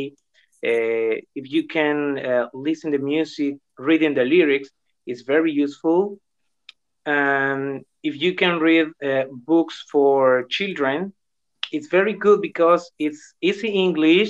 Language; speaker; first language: English; non-native, learner; Spanish